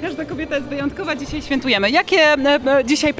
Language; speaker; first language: Polish; native; Polish